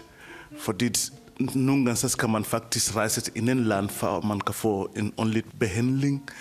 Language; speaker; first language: Danish; non-native, fluent; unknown